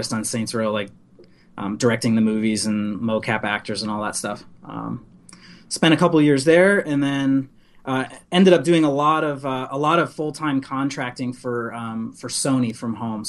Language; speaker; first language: English; native; English